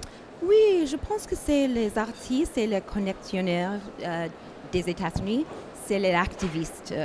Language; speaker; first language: French; non-native, learner; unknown